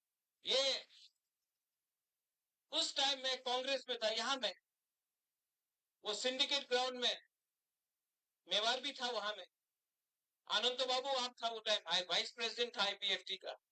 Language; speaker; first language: Hindi; non-native, local second language; Kok Borok